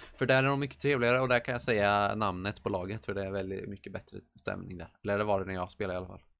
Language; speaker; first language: Swedish; native; Swedish